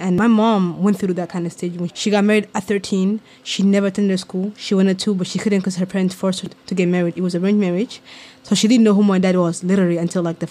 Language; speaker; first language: English; non-native, local second language; Somali